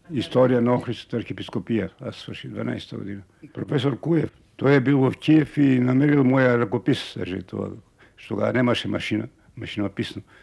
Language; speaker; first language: Bulgarian; native; Bulgarian